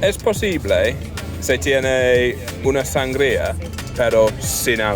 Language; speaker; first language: Spanish; non-native, learner; English